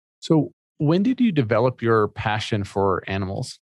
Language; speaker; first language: English; native; English